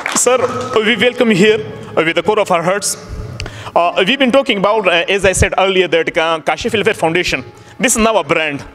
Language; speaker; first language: English; non-native, local second language; Pashto